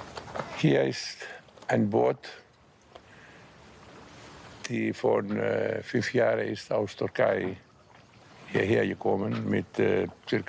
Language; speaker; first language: German; non-native, fluent; Greek